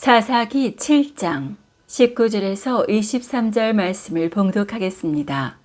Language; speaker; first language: Korean; native; Korean